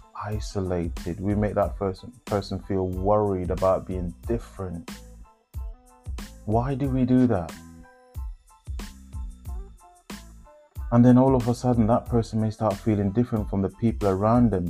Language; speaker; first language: English; non-native, local second language; Jamaican Creole English